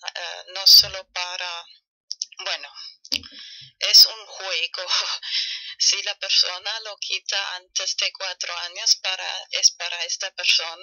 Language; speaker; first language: Spanish; non-native, fluent; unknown